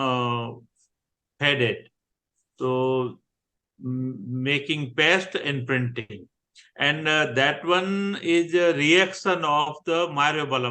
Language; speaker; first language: English; non-native, learner; Gujarati